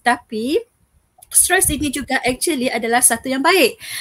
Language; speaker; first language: Malay; native; Malay